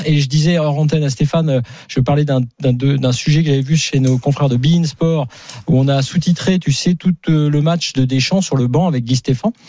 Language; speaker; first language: French; native; French